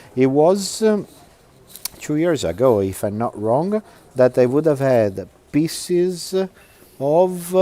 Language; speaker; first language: English; non-native, fluent; Italian